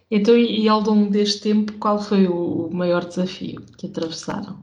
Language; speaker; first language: Portuguese; native; Portuguese